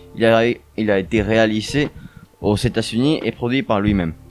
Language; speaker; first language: French; early bilingual, other home language; Spanish